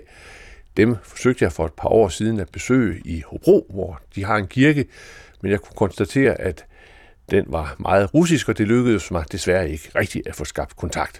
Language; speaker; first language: Danish; native; Danish